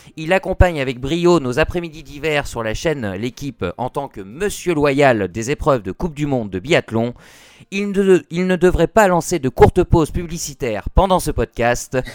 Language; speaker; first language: French; native; French